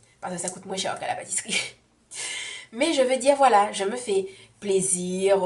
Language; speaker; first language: French; native; French